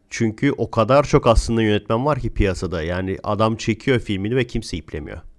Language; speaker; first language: Turkish; native; Turkish